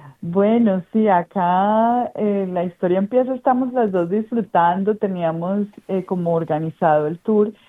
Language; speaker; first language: Spanish; native; Spanish